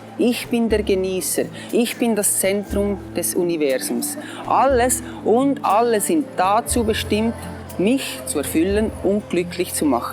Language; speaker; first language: German; non-native, fluent; English